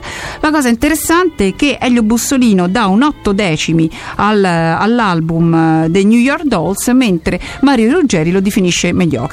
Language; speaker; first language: Italian; native; Italian